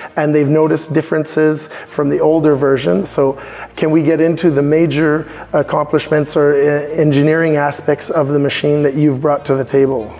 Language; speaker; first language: English; native; English